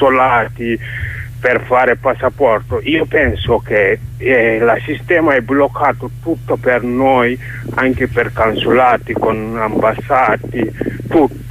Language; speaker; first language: Italian; non-native, learner; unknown